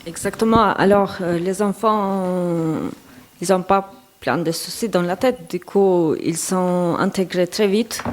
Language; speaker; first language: French; non-native, learner; Albanian